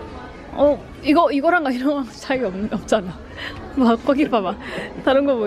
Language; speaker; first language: Korean; non-native, fluent; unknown